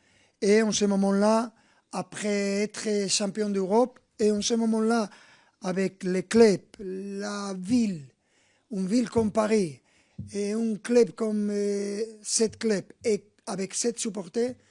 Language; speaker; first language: French; non-native, fluent; Spanish